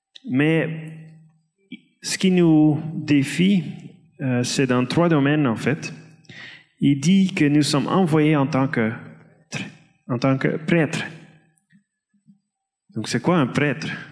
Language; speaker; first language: French; non-native, fluent; Dutch